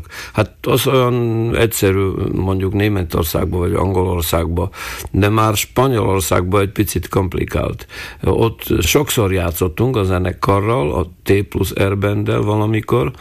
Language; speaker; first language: Hungarian; non-native, local second language; Slovak